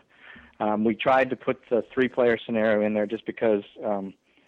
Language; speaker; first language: English; native; English